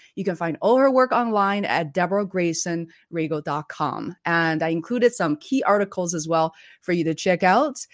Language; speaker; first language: English; non-native, fluent; Chinese